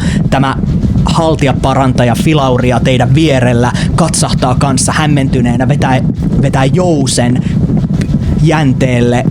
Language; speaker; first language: Finnish; native; Finnish